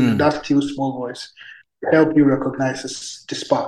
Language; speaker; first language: English; non-native, local second language; Yoruba